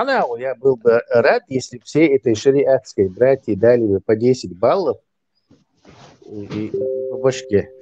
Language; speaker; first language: Russian; non-native, local second language; Chechen